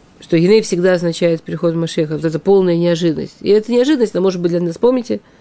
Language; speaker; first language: Russian; early bilingual, heritage; Russian